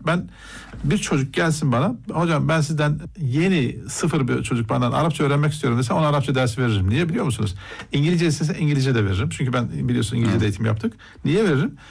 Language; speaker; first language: Turkish; native; Turkish